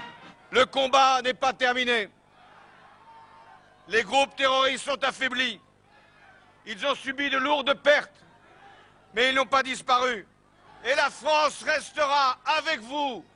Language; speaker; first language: French; native; French